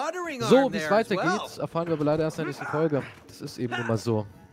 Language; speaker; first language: German; native; German